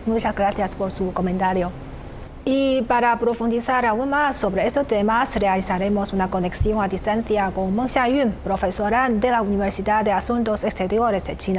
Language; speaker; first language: Spanish; non-native, fluent; Chinese